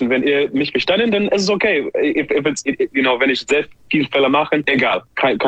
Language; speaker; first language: German; non-native, learner; English